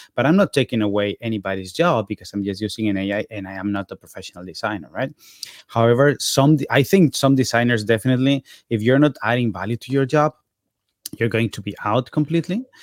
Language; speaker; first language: English; non-native, fluent; Spanish